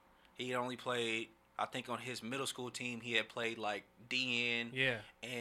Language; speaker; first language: English; native; English